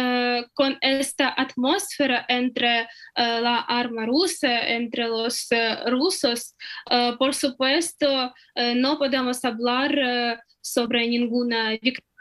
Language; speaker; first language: Spanish; non-native, fluent; Ukrainian